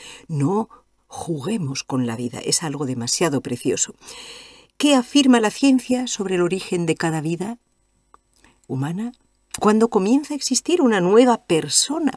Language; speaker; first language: Spanish; native; Spanish